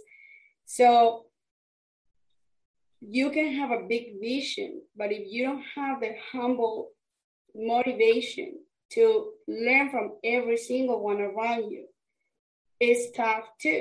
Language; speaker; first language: English; non-native, fluent; Spanish